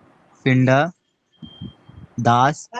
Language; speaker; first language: German; non-native, learner; Hindi